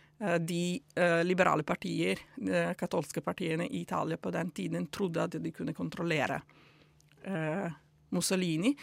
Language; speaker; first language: Norwegian; non-native, fluent; Italian